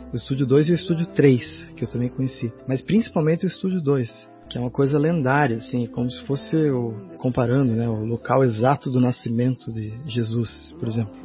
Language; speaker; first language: Portuguese; native; Portuguese